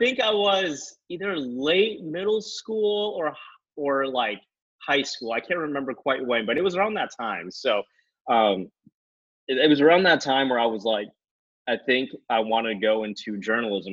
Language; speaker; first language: English; native; English